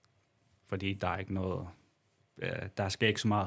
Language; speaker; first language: Danish; non-native, local second language; Kalaallisut